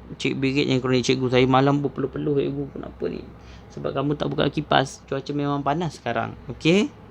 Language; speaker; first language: Malay; native; Malay